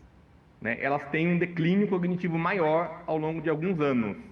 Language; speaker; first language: Portuguese; native; Portuguese